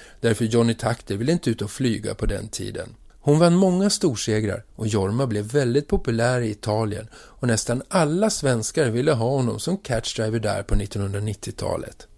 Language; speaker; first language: Swedish; native; Swedish